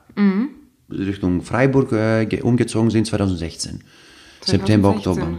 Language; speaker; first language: German; non-native, fluent; Greek